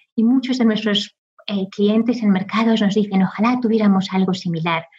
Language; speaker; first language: Spanish; native; Spanish